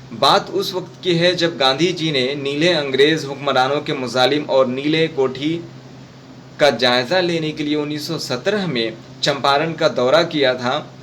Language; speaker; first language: Urdu; native; Urdu